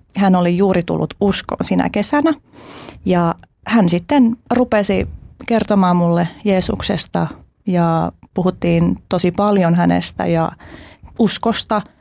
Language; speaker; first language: Finnish; early bilingual, other home language; Albanian